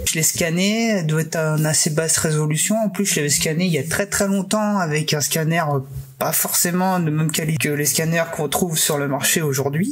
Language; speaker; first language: French; native; French